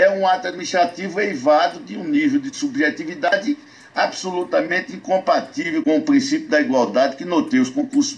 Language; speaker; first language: Portuguese; native; Portuguese